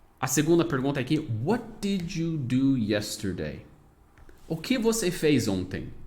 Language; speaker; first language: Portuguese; non-native, fluent; English